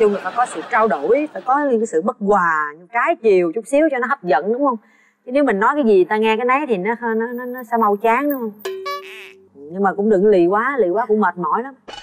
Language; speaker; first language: Vietnamese; native; Vietnamese